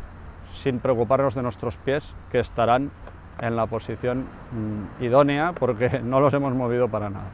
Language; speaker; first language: Spanish; native; Spanish